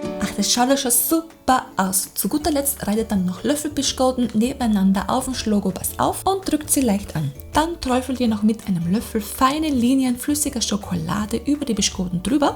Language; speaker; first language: German; native; German